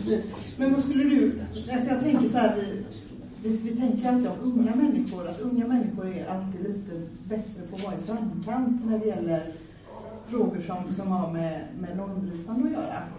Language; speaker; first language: Swedish; native; Swedish